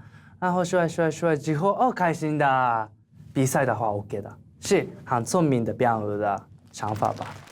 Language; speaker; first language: Chinese; non-native, learner; Korean